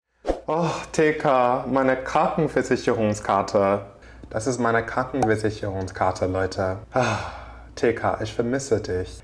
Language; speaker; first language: German; non-native, fluent; English